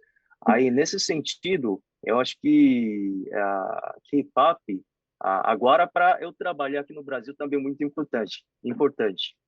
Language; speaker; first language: Portuguese; non-native, fluent; Korean